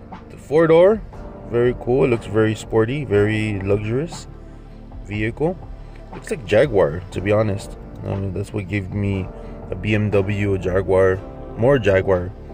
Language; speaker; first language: English; early bilingual, other home language; Spanish